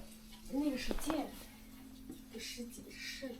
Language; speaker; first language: Chinese; non-native, local second language; Tuvinian